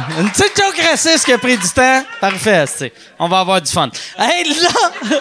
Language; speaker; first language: French; native; French